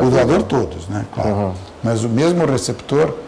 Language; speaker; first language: Portuguese; native; Portuguese